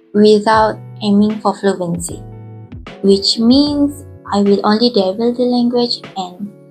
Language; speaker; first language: English; non-native, local second language; Malay